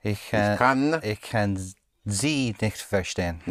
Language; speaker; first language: German; non-native, learner; English